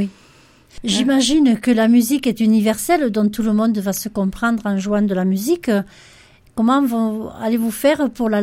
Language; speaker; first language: French; native; French